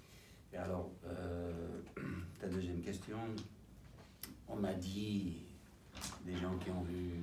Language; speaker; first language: French; non-native, fluent; English